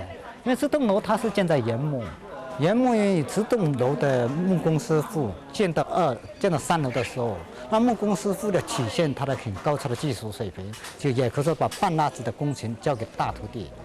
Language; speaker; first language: Chinese; native; Chinese